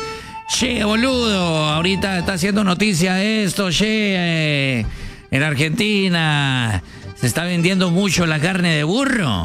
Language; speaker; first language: Spanish; native; Spanish